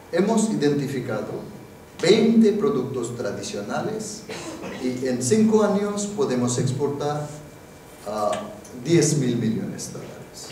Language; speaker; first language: Spanish; non-native, fluent; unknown